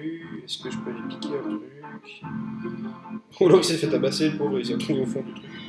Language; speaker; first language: French; native; French